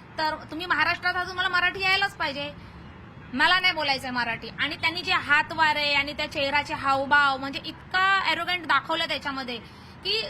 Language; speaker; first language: Marathi; native; Marathi